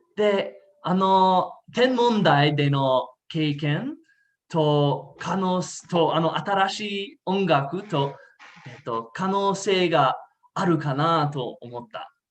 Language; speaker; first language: Japanese; non-native, learner; English